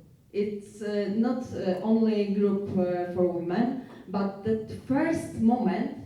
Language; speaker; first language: English; non-native, learner; Polish